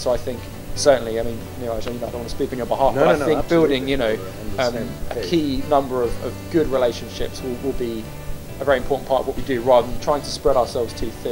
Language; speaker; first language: English; native; English